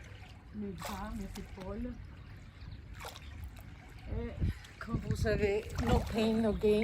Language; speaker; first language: French; non-native, fluent; Spanish